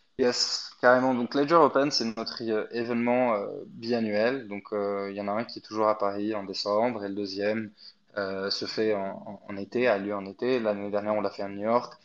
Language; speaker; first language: French; non-native, fluent; Arabic